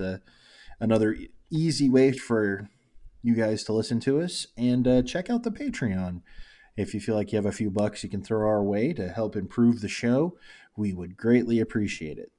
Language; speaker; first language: English; native; English